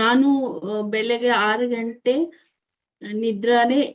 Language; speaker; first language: Kannada; non-native, learner; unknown